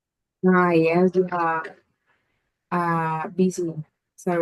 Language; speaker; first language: English; non-native, learner; Spanish